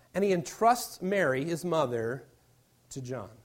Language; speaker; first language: English; native; English